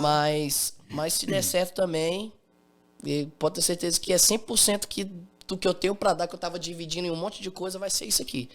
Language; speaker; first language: Portuguese; native; Portuguese